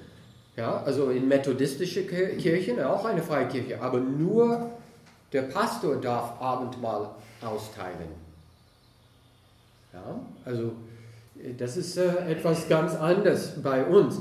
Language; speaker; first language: German; non-native, fluent; English